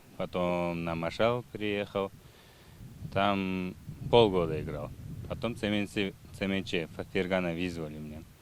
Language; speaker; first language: Russian; non-native, local second language; Uzbek